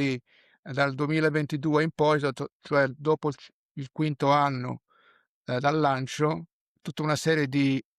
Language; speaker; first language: Italian; native; Italian